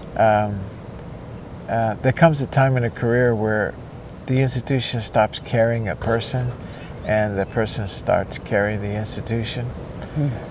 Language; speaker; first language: English; early bilingual, other home language; Spanish